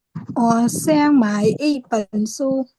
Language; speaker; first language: Chinese; non-native, learner; Khmer